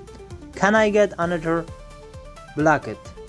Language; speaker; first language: English; non-native, fluent; Persian